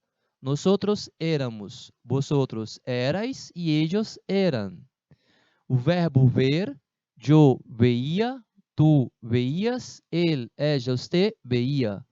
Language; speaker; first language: Spanish; non-native, fluent; Portuguese